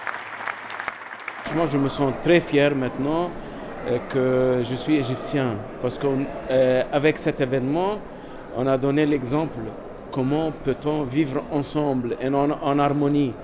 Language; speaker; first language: French; non-native, fluent; Arabic